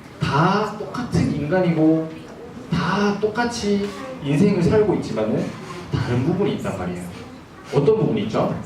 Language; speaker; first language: Korean; non-native, fluent; Japanese